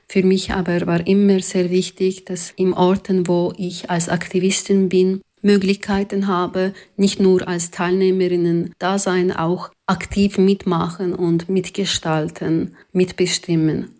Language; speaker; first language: German; non-native, fluent; Azerbaijani